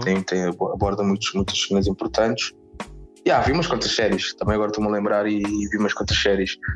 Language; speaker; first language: Portuguese; native; Portuguese